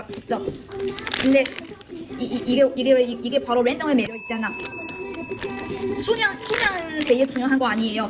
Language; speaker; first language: Korean; non-native, learner; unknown